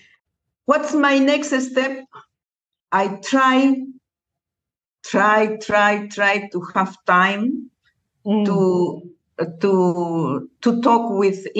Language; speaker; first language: English; non-native, learner; Spanish